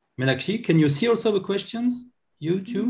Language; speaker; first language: English; non-native, learner; French